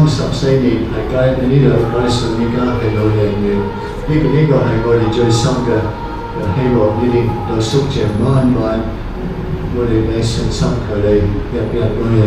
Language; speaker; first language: Cantonese; non-native, fluent; English